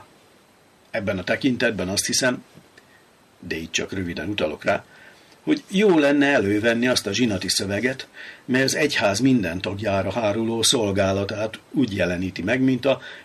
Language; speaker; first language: Hungarian; native; Hungarian